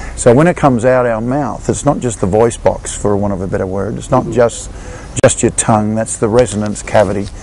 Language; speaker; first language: English; native; English